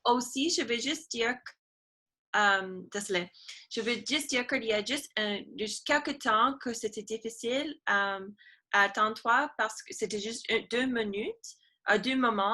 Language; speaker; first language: French; non-native, learner; English